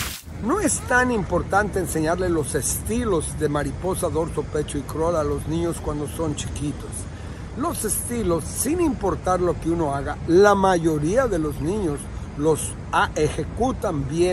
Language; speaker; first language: Spanish; non-native, fluent; English